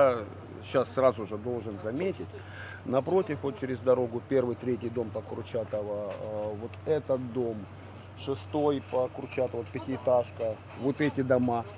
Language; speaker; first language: Russian; native; Russian